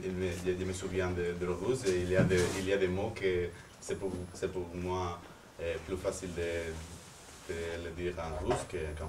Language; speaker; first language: French; non-native, fluent; Spanish